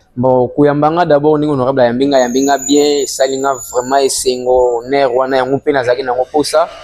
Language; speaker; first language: Lingala; non-native, local second language; Kongo